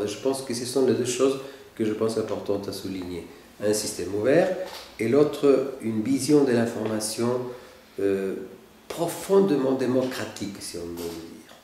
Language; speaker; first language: French; non-native, fluent; Spanish